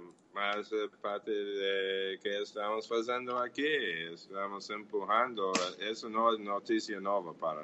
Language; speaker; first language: Portuguese; non-native, fluent; English